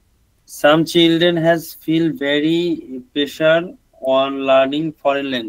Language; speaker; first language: English; non-native, learner; Bangla